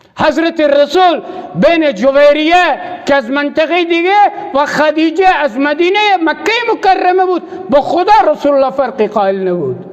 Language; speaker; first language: Persian; non-native, local second language; Baluchi